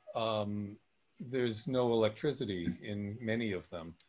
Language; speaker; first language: English; native; English